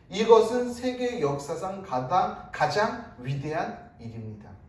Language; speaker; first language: Korean; native; Korean